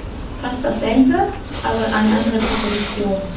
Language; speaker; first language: German; non-native, fluent; Italian